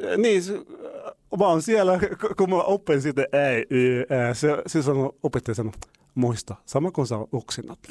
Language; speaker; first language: Finnish; non-native, learner; Arabic